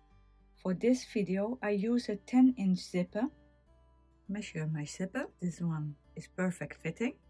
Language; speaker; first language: English; non-native, fluent; Dutch